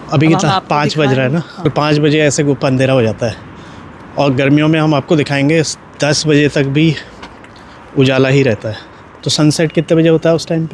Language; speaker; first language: Hindi; native; Hindi